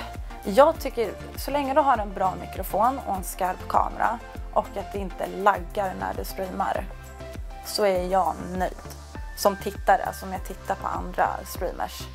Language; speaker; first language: Swedish; native; Swedish